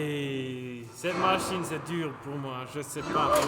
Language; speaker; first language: French; non-native, local second language; German